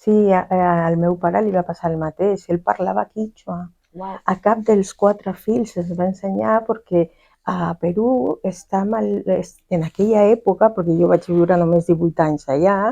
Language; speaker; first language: Catalan; non-native, fluent; Spanish